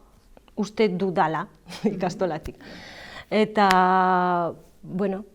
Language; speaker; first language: Basque; non-native, learner; Galician